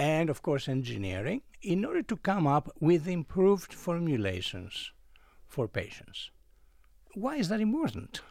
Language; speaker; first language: English; non-native, fluent; Greek